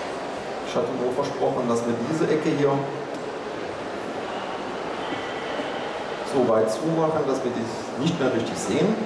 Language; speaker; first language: German; native; German